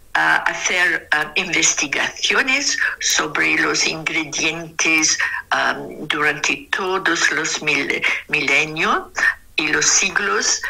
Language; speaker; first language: Spanish; non-native, fluent; Arabic